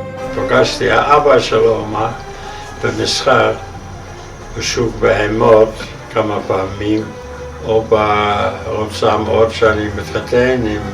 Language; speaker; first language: Hebrew; non-native, fluent; Dutch